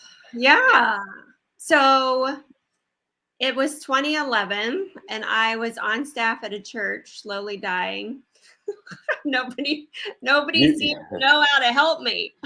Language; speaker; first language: English; native; English